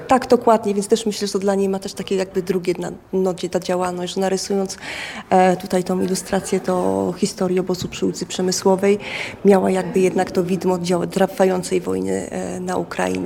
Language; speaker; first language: Polish; native; Polish